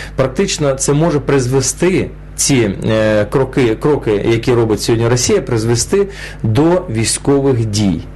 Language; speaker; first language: Ukrainian; non-native, local second language; Russian